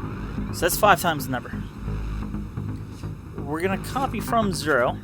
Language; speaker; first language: English; native; English